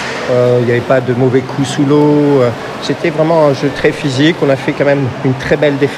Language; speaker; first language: French; native; French